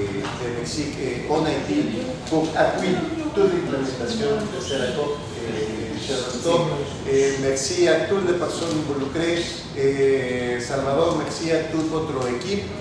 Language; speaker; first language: French; non-native, fluent; Spanish